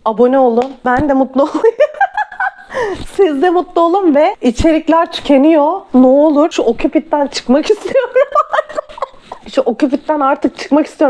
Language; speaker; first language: Turkish; native; Turkish